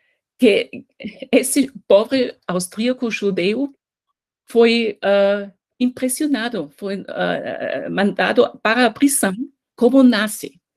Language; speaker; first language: Portuguese; non-native, fluent; German